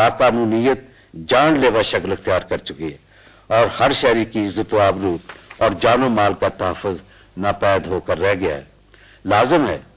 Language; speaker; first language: Urdu; non-native, local second language; Punjabi